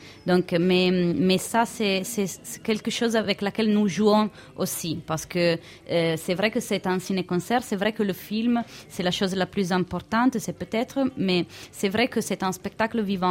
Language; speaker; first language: French; non-native, fluent; Italian